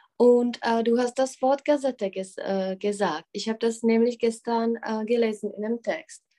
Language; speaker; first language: German; non-native, fluent; Czech